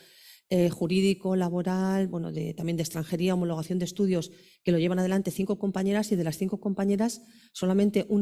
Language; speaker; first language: Spanish; native; Spanish